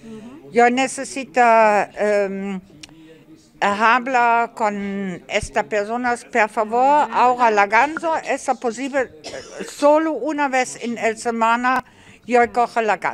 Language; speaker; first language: Spanish; non-native, learner; German